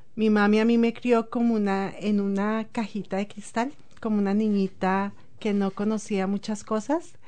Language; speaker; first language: Spanish; native; Spanish